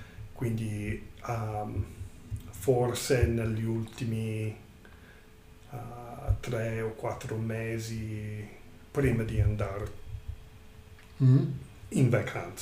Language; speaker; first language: Italian; non-native, learner; English